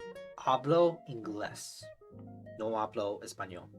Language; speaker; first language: Spanish; non-native, learner; English